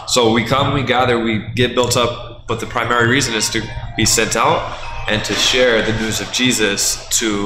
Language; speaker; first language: English; native; English